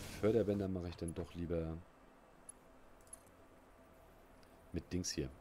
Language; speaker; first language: German; native; German